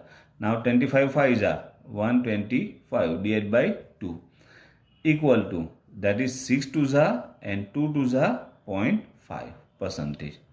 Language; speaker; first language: English; non-native, local second language; Gujarati